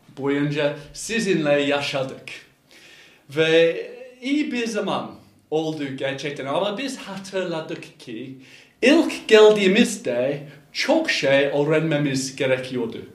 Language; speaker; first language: Turkish; non-native, fluent; English